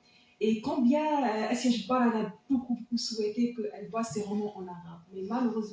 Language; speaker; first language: French; non-native, local second language; Arabic